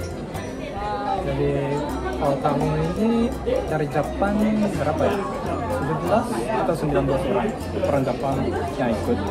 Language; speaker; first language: Indonesian; non-native, fluent; Japanese